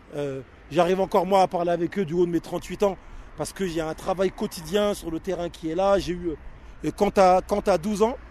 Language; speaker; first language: French; native; French